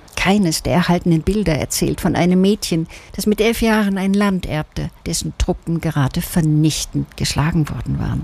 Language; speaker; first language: German; native; German